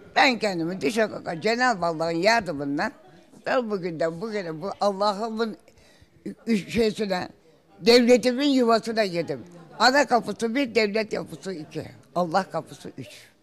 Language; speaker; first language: Turkish; native; Turkish